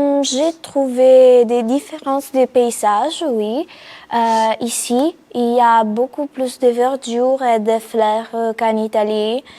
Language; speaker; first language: French; non-native, fluent; Italian